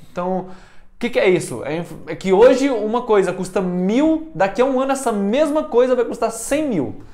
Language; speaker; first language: Portuguese; early bilingual, heritage; Portuguese